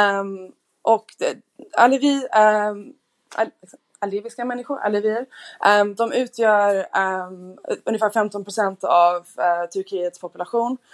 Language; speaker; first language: Swedish; non-native, fluent; English